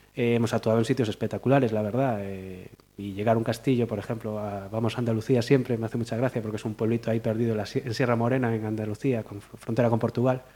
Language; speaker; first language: Spanish; native; Spanish